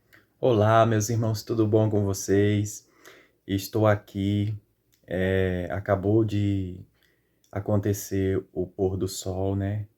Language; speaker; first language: Portuguese; native; Portuguese